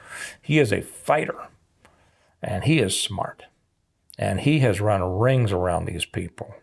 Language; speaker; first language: English; native; English